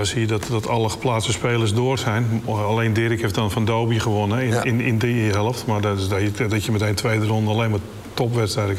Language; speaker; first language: Dutch; native; Dutch